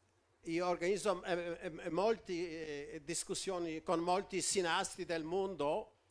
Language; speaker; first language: Italian; non-native, learner; Polish